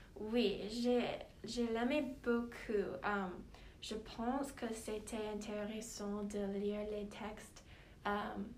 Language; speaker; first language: French; non-native, learner; English